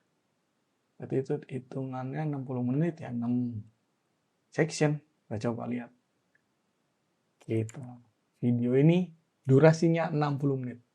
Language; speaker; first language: Indonesian; native; Indonesian